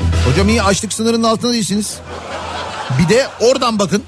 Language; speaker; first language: Turkish; native; Turkish